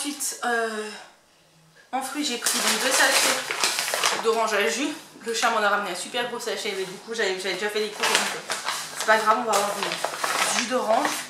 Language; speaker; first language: French; native; French